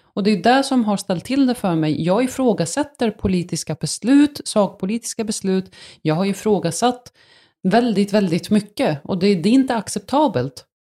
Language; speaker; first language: Swedish; early bilingual, other home language; Arabic